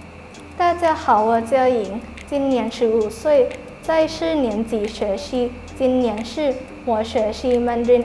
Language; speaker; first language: Chinese; non-native, learner; Thai